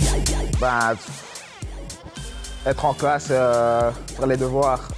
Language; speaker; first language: French; early bilingual, other home language; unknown